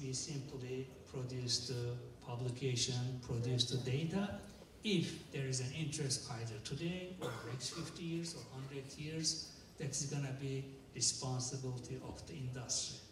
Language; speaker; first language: English; non-native, fluent; Turkish